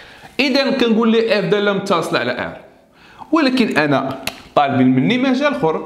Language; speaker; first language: Arabic; native; Arabic